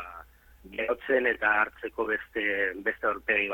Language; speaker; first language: Basque; native; Basque